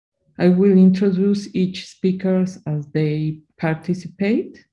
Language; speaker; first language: English; non-native, learner; Spanish